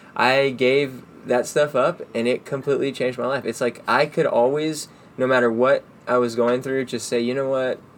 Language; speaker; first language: English; native; English